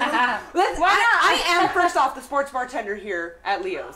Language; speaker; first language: English; early bilingual, other home language; Spanish